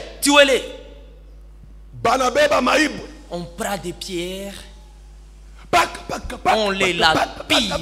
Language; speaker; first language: French; non-native, local second language; Swahili